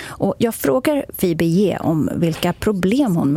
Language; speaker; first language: Swedish; native; Swedish